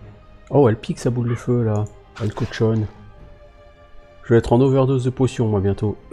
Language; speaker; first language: French; native; French